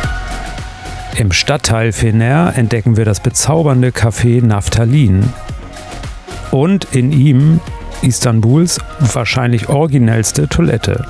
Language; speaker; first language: German; native; German